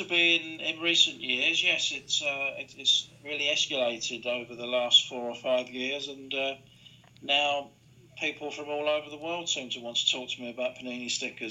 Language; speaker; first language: English; native; English